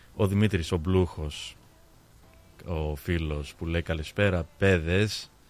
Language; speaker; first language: Greek; early bilingual, heritage; Greek